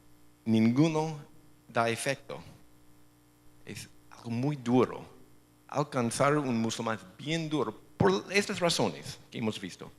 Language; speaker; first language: Spanish; non-native, fluent; English